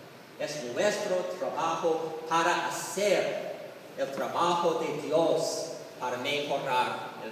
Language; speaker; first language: Spanish; non-native, learner; English